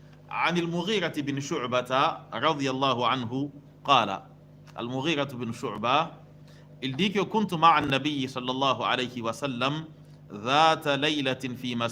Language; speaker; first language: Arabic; non-native, fluent; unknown